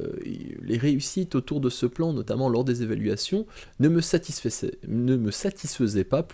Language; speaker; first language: French; native; French